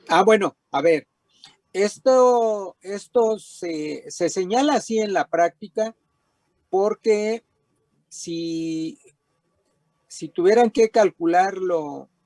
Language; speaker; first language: Spanish; native; Spanish